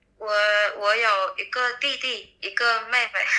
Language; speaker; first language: Chinese; non-native, learner; Vietnamese